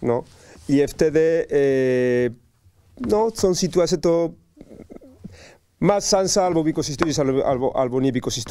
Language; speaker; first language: Polish; non-native, learner; Spanish